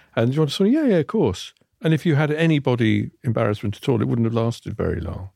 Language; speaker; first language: English; native; English